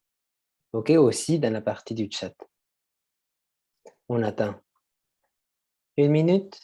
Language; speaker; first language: French; non-native, fluent; Spanish